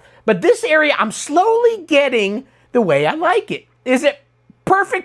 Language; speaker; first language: English; native; English